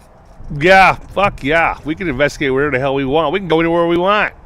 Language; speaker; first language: English; native; English